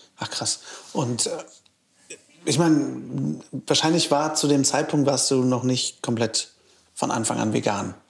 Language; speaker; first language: German; native; German